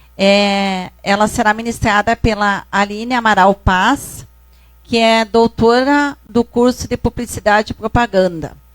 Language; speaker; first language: Portuguese; native; Portuguese